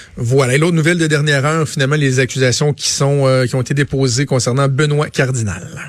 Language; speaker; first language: French; native; French